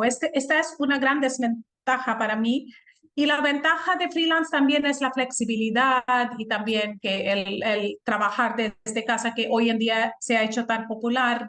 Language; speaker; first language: Spanish; non-native, fluent; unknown